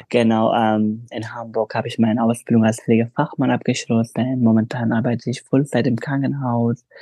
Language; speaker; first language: German; non-native, fluent; Pashto